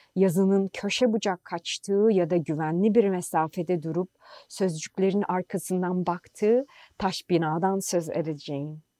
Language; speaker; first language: English; non-native, fluent; Turkish